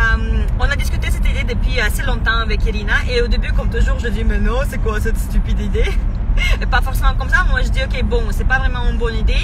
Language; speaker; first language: French; non-native, fluent; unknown